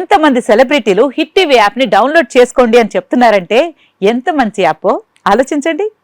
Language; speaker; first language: Telugu; native; Telugu